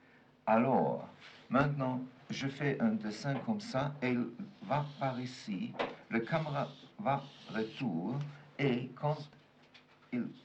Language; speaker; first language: French; non-native, fluent; German